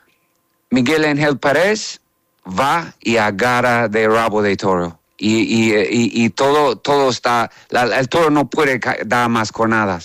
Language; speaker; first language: Spanish; non-native, learner; English